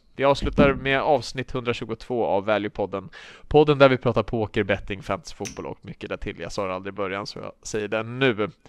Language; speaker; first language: Swedish; native; Swedish